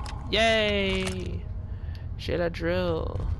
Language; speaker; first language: French; native; French